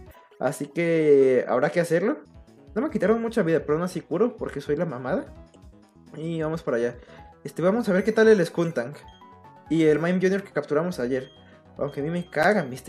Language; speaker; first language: Spanish; native; Spanish